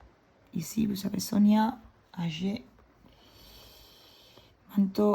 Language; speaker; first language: French; non-native, fluent; Spanish